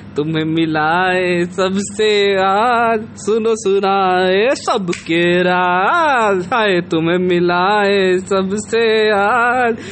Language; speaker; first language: Hindi; native; Hindi